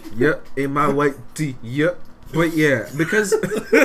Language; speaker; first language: English; native; English